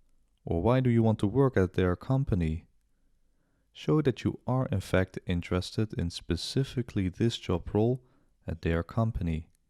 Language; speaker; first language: English; non-native, fluent; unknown